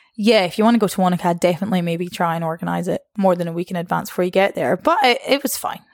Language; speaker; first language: English; native; English